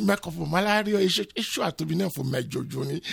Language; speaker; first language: Hungarian; non-native, fluent; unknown